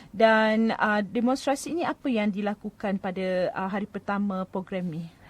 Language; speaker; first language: Malay; native; Malay